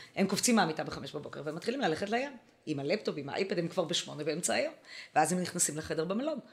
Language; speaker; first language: Hebrew; native; Hebrew